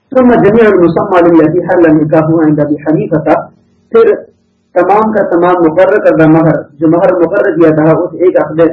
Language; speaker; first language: Urdu; native; Urdu